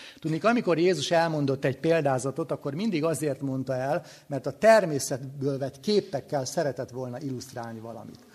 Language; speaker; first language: Hungarian; native; Hungarian